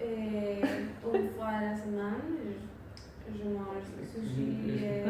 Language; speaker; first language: French; non-native, learner; Spanish